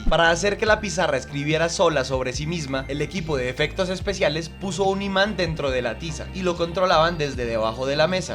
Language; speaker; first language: Spanish; native; Spanish